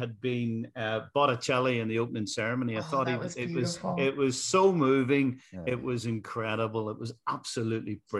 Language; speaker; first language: English; native; English